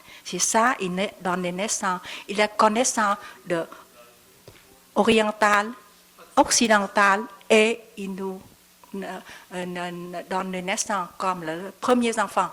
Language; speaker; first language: French; non-native, learner; Vietnamese